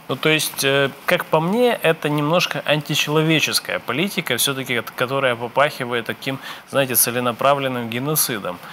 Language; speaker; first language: Russian; native; Russian